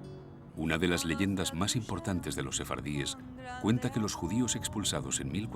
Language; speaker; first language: Spanish; native; Spanish